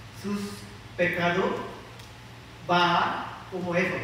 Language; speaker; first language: Spanish; non-native, learner; Korean